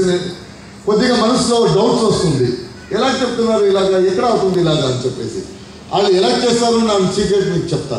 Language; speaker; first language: Telugu; non-native, local second language; Tulu